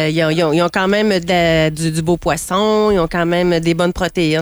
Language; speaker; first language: French; native; French